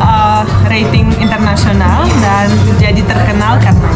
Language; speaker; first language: Indonesian; non-native, fluent; Russian